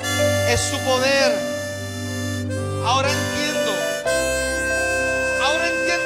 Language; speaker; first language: Spanish; native; Spanish